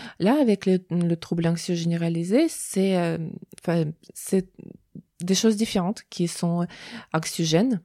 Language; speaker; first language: French; non-native, fluent; Russian